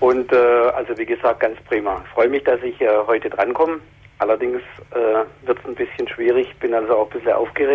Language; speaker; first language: German; native; German